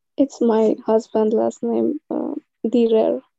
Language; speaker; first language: English; non-native, learner; Persian